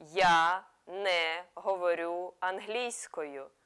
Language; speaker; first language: Ukrainian; non-native, local second language; Russian